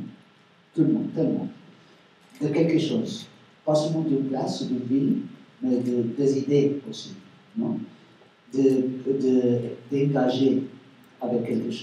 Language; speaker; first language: French; non-native, learner; Spanish